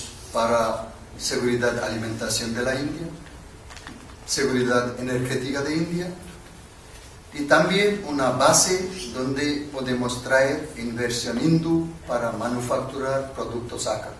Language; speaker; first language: Spanish; non-native, learner; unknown